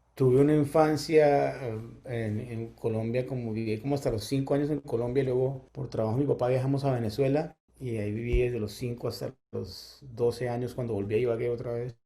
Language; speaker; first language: Spanish; native; Spanish